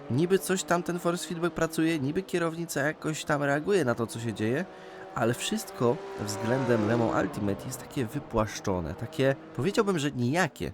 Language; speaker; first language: Polish; native; Polish